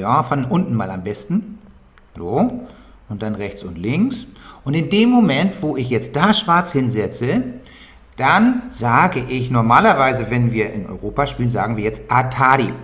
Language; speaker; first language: German; native; German